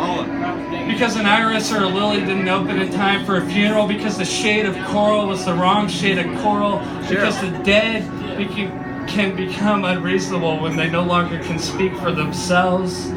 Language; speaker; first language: English; native; English